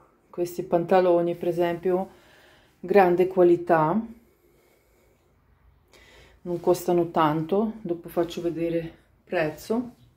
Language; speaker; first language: Italian; non-native, learner; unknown